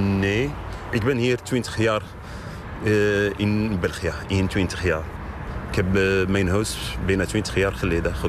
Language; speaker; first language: Dutch; non-native, learner; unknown